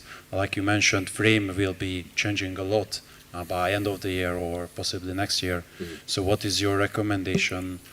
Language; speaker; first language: English; non-native, fluent; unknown